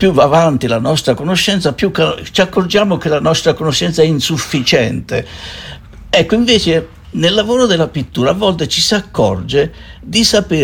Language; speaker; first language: Italian; native; Italian